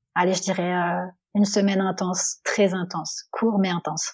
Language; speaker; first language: French; native; French